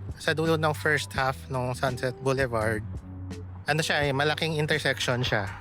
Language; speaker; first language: Filipino; non-native, local second language; Hiligaynon